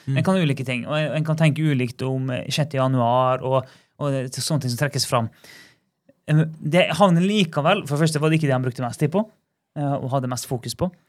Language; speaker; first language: Norwegian; native; Norwegian